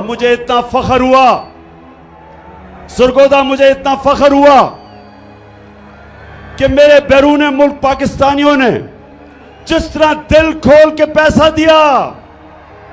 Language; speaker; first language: Urdu; native; Urdu